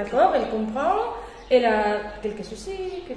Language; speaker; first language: French; non-native, fluent; Spanish